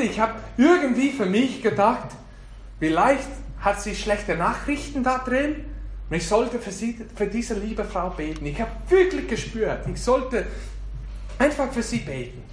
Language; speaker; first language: German; non-native, fluent; English